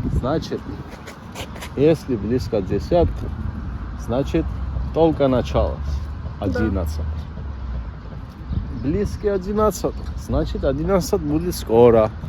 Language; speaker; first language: Russian; non-native, learner; Georgian